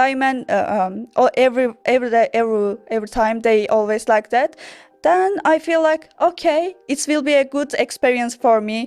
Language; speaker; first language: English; non-native, learner; Turkish